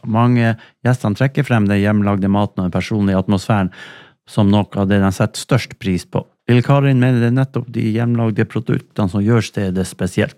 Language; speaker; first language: Norwegian; native; Norwegian